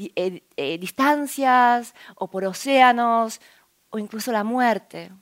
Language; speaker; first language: Spanish; early bilingual, other home language; Korean